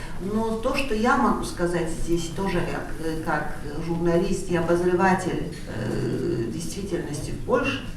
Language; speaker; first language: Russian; non-native, fluent; Polish